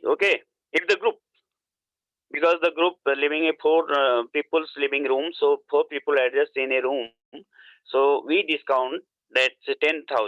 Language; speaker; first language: English; non-native, learner; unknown